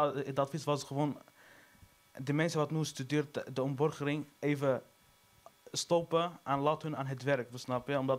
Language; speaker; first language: Dutch; non-native, learner; Arabic